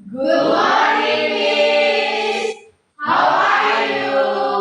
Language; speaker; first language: English; non-native, learner; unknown